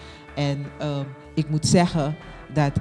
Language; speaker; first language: Dutch; native; Dutch